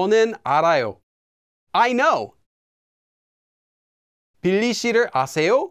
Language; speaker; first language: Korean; non-native, fluent; English